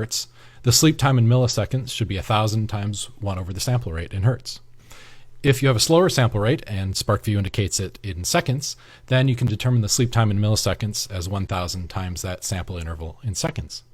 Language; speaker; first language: English; native; English